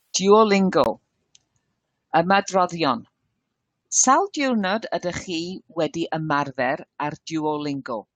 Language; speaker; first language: Welsh; non-native, learner; English